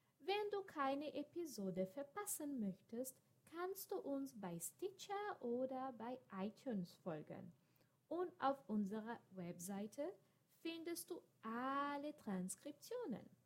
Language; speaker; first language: German; non-native, fluent; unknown